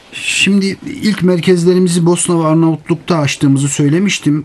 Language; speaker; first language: Turkish; native; Turkish